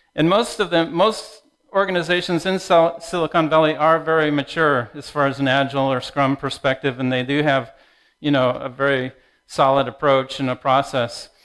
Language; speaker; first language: English; native; English